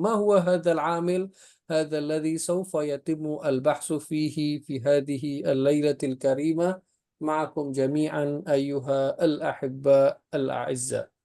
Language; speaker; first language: Arabic; non-native, fluent; Indonesian